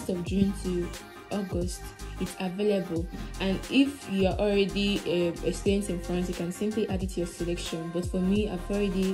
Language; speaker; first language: English; non-native, local second language; Ibibio